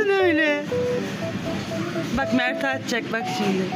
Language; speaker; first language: Turkish; native; Turkish